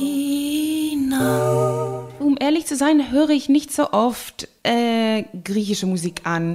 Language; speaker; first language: German; non-native, fluent; Greek